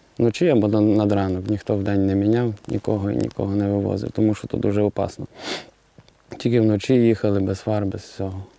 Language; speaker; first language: Ukrainian; native; Ukrainian